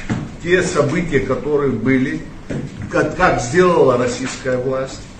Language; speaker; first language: Russian; non-native, local second language; Abkhazian